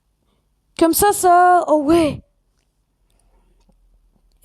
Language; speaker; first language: French; native; French